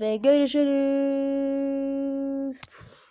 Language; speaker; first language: Turkish; non-native, learner; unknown